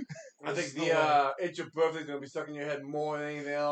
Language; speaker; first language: English; native; English